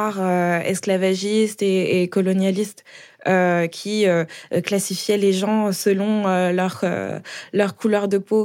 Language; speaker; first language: French; native; French